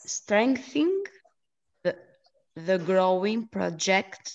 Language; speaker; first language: English; non-native, learner; Italian